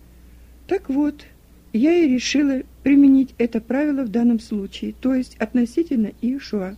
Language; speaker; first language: Russian; native; Russian